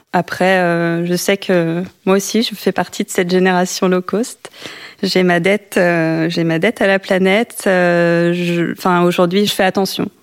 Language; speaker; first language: French; native; French